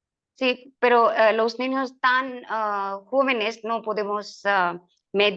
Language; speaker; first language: Spanish; non-native, learner; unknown